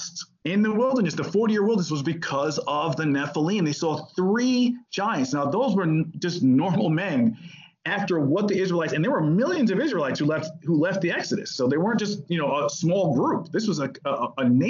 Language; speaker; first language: English; native; English